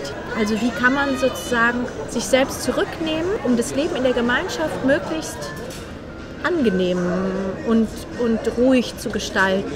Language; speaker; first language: German; native; German